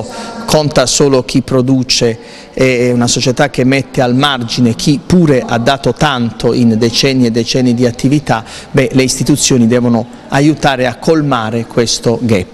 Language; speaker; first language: Italian; native; Italian